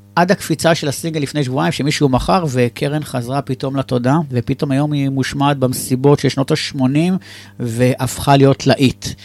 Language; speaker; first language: Hebrew; native; Hebrew